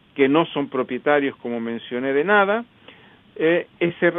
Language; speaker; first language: Spanish; native; Spanish